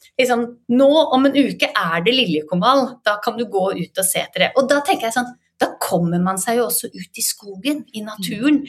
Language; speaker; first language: Norwegian; native; Norwegian